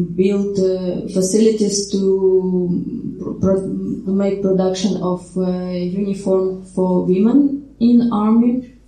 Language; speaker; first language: English; non-native, fluent; Ukrainian